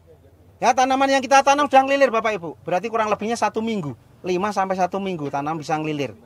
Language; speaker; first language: Indonesian; non-native, local second language; Javanese